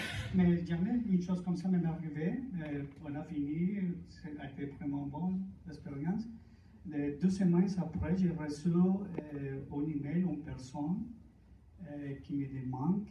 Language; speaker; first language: French; non-native, fluent; Spanish